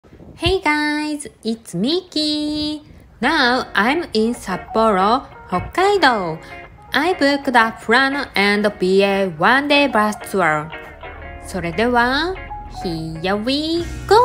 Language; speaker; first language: English; non-native, learner; Japanese